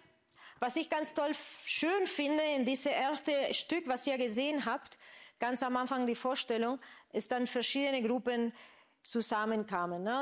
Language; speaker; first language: German; non-native, fluent; Spanish